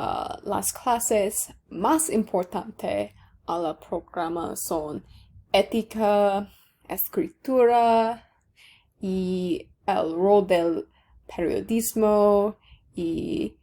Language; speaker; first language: Spanish; non-native, learner; English